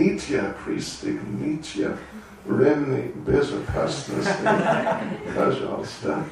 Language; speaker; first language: Russian; non-native, learner; English